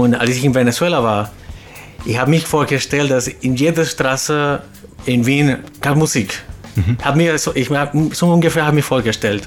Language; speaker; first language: German; non-native, fluent; Spanish